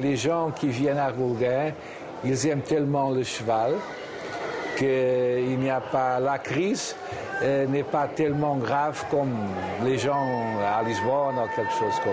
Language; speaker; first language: French; non-native, learner; Portuguese